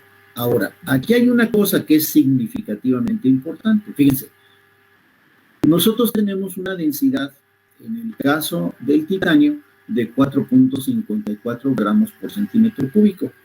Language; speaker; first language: Spanish; native; Spanish